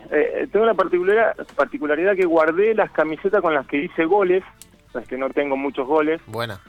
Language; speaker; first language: Spanish; native; Spanish